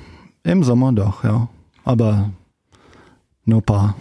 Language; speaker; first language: German; non-native, fluent; Czech